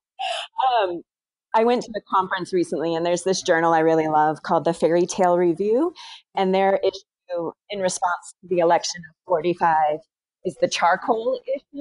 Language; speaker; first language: English; native; English